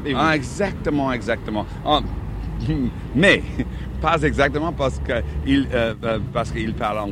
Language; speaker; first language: French; non-native, learner; English